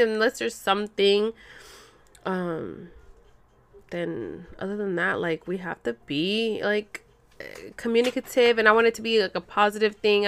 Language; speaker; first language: English; early bilingual, other home language; Spanish